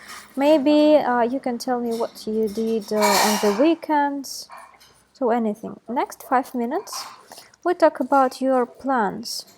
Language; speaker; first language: English; non-native, fluent; Russian